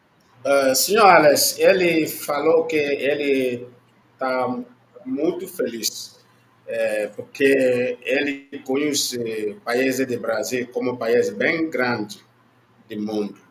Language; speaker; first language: Portuguese; non-native, learner; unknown